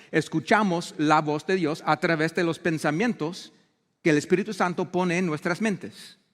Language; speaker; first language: Spanish; non-native, fluent; English